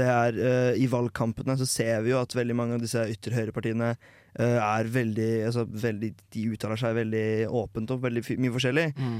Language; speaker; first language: Norwegian; native; Norwegian